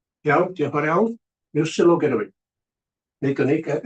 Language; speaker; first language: Welsh; native; Welsh